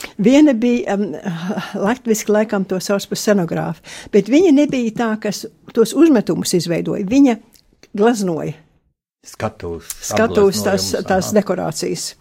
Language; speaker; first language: Latvian; early bilingual, heritage; Latvian